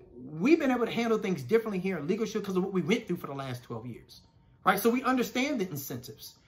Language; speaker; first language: English; native; English